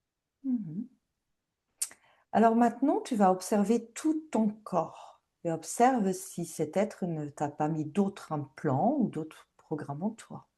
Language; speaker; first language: French; native; French